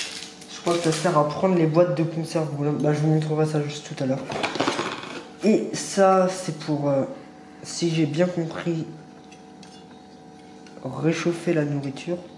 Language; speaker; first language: French; native; French